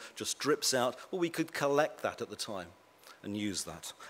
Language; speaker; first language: English; native; English